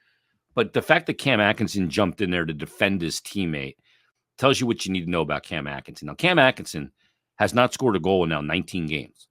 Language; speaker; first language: English; native; English